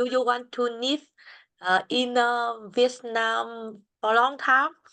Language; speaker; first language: English; non-native, learner; Vietnamese